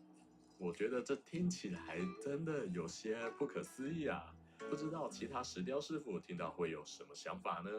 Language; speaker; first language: Chinese; native; Chinese